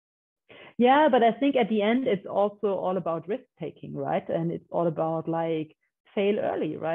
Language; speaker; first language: English; non-native, fluent; German